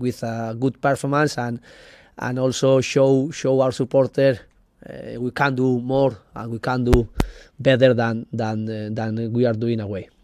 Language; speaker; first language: English; non-native, learner; Spanish